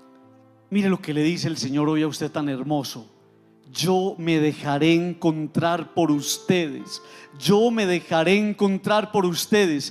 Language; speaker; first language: Spanish; native; Spanish